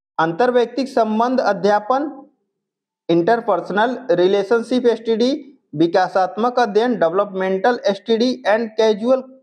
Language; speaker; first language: Hindi; native; Hindi